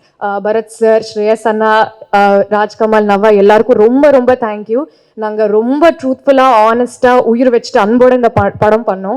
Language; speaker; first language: Tamil; non-native, learner; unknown